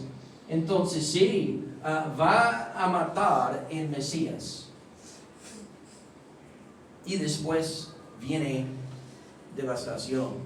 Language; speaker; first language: Spanish; non-native, fluent; English